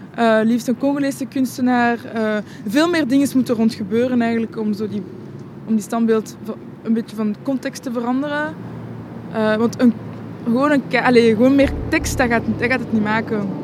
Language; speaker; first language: Dutch; non-native, local second language; French